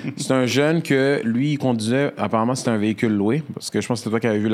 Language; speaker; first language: French; native; French